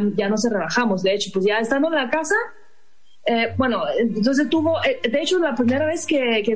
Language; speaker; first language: Spanish; non-native, fluent; Chinese